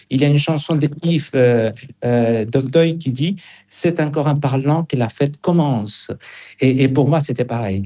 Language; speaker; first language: French; non-native, fluent; Spanish